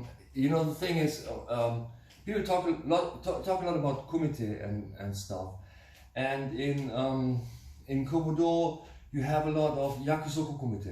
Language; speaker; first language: English; non-native, fluent; German